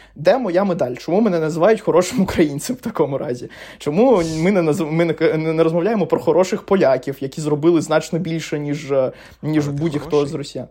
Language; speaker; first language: Ukrainian; non-native, local second language; Russian